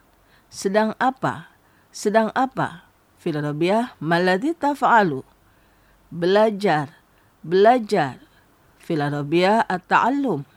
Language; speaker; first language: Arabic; non-native, fluent; Indonesian